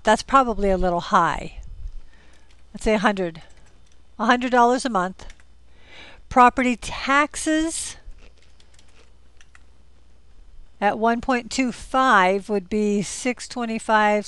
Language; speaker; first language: English; native; English